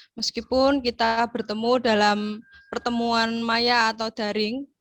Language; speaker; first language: Indonesian; native; Indonesian